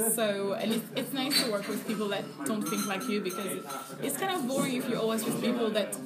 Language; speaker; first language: English; non-native, fluent; French